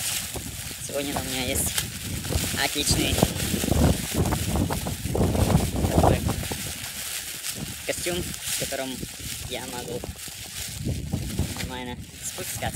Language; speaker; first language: Russian; non-native, learner; Latvian